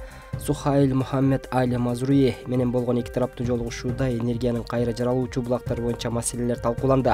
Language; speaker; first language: Kyrgyz; native; Kyrgyz